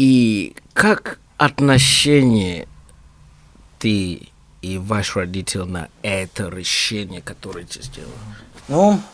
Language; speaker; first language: Russian; non-native, learner; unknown